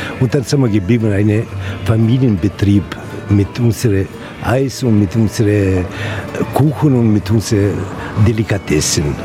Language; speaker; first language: German; non-native, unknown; Italian